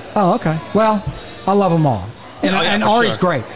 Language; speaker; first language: English; native; English